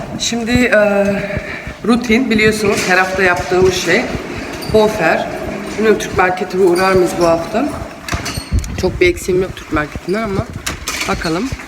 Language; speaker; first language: Turkish; early bilingual, heritage; Turkish